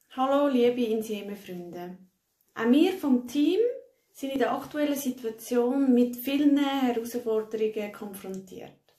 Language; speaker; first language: German; native; German